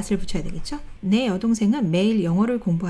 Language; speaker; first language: Korean; native; Korean